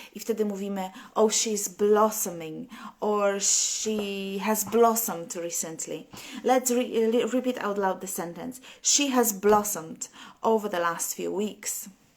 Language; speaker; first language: English; non-native, fluent; Polish